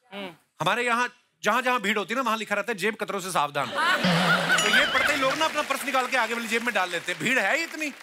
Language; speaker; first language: Hindi; native; Hindi